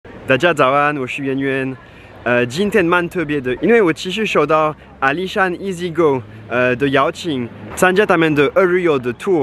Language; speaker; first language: Chinese; non-native, fluent; French